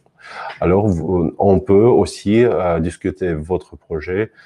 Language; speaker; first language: French; non-native, fluent; Russian